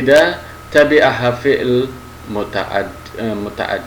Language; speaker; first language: Arabic; non-native, fluent; Indonesian